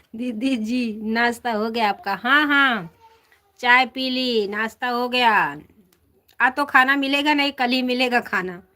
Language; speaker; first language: Hindi; native; Hindi